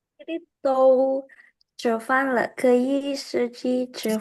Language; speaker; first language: Chinese; non-native, learner; Indonesian